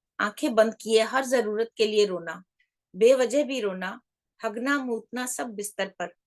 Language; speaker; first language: Hindi; native; Hindi